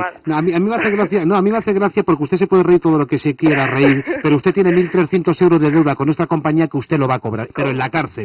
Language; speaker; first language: Spanish; native; Spanish